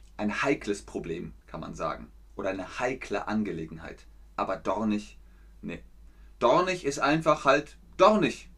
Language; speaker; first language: German; native; German